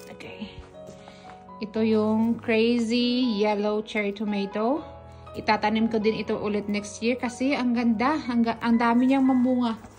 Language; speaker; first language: Filipino; non-native, local second language; Hiligaynon